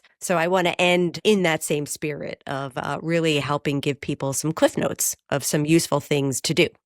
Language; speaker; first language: English; native; English